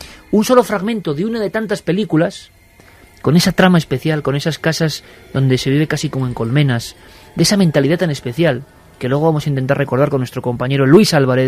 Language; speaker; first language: Spanish; native; Spanish